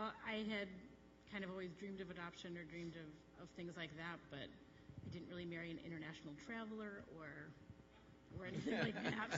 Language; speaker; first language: English; native; English